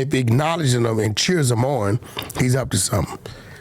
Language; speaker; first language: English; native; English